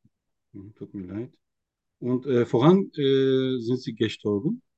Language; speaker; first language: German; non-native, fluent; Turkish